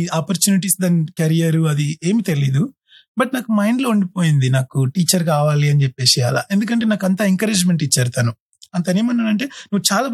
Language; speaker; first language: Telugu; native; Telugu